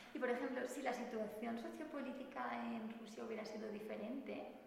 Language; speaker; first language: Spanish; native; Spanish